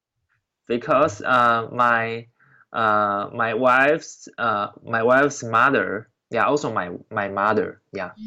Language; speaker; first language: English; non-native, learner; Chinese